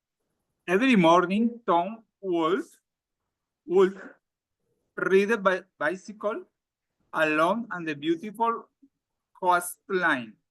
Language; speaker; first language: English; non-native, learner; Spanish